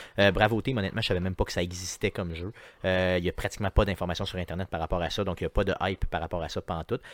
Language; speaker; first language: French; native; French